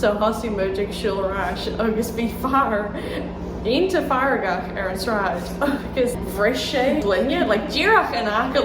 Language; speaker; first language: Irish; non-native, learner; English